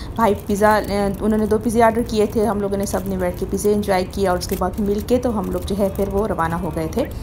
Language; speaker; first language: Urdu; native; Urdu